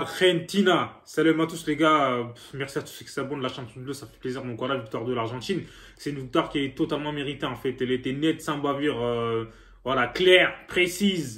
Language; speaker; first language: French; native; French